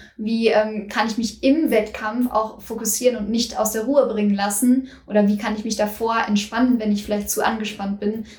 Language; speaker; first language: German; native; German